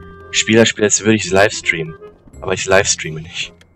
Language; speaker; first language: German; native; German